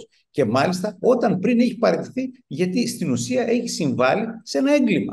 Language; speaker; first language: Greek; native; Greek